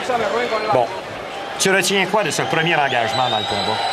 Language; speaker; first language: French; native; French